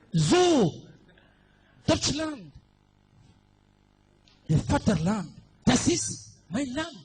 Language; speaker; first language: German; non-native, learner; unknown